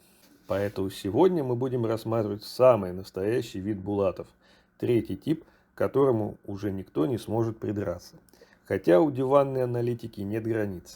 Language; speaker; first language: Russian; native; Russian